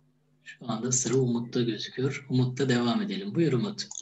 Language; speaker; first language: Turkish; native; Turkish